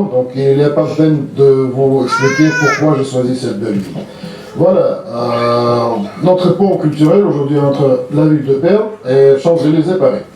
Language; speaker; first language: French; non-native, fluent; Russian